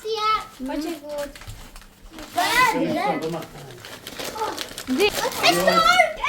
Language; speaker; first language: Swedish; early bilingual, other home language; Filipino